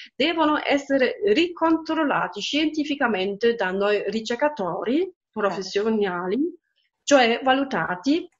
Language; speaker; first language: Italian; non-native, fluent; German